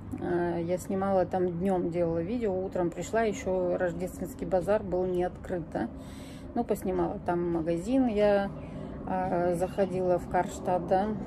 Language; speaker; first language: Russian; native; Russian